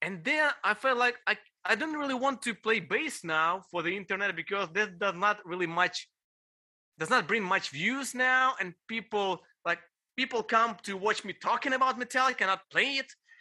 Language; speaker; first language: English; non-native, fluent; Ukrainian